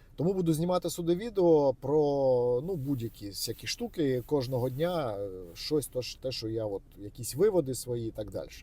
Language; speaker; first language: Ukrainian; native; Ukrainian